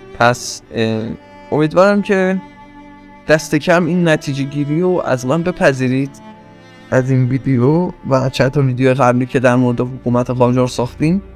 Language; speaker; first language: Persian; non-native, local second language; Azerbaijani